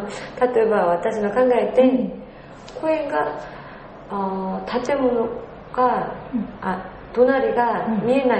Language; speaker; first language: Japanese; non-native, learner; Korean